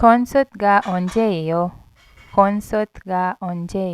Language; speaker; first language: Korean; non-native, fluent; Hindi